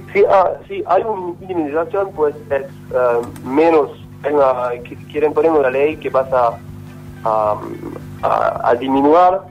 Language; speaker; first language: Spanish; non-native, learner; French